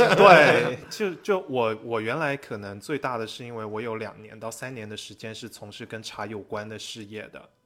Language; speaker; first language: Chinese; native; Chinese